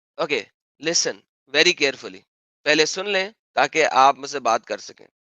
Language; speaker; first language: Urdu; non-native, local second language; Punjabi